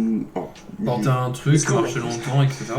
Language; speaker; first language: French; native; French